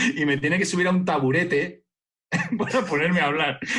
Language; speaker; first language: Spanish; native; Spanish